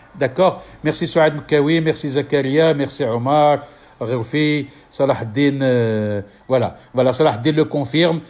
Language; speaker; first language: French; non-native, local second language; Arabic